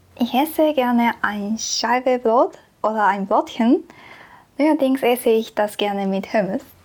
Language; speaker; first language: German; non-native, learner; Japanese